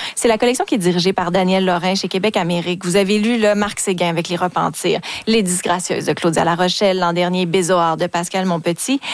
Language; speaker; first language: French; native; French